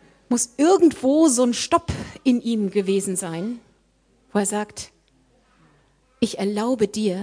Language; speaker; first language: German; native; German